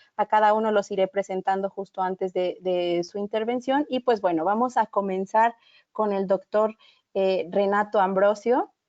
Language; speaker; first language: Spanish; native; Spanish